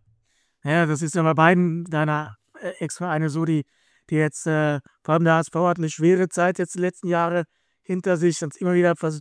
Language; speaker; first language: German; native; German